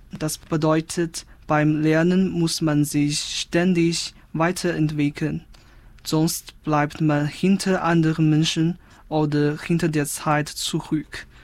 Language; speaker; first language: German; non-native, fluent; Chinese